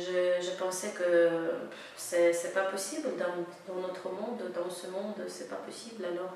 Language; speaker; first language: French; non-native, fluent; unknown